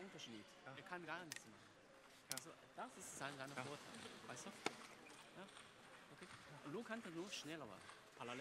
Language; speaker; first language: German; non-native, learner; Chinese